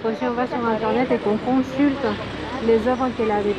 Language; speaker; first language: French; non-native, fluent; Spanish